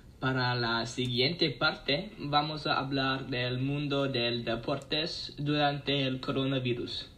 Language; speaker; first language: Spanish; non-native, learner; English